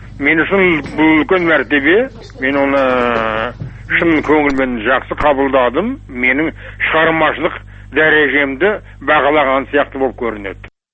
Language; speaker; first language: Kazakh; non-native, local second language; German